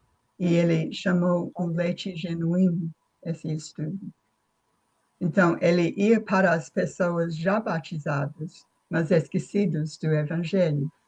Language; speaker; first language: Portuguese; non-native, fluent; English